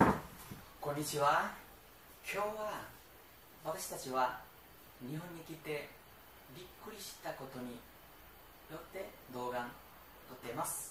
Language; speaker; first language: Japanese; non-native, learner; Nepali